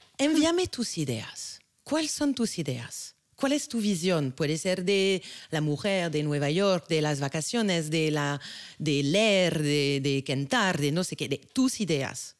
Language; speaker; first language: Spanish; non-native, fluent; French